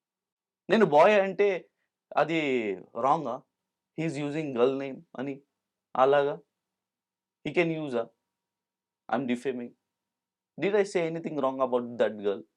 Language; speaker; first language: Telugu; non-native, local second language; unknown